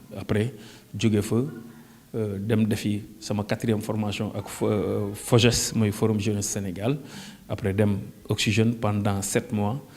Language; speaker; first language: Wolof; native; Wolof